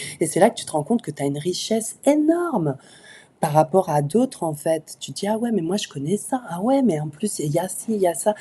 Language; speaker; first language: French; early bilingual, other home language; Arabic